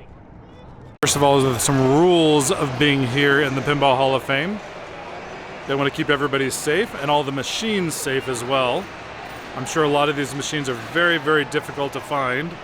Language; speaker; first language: English; native; English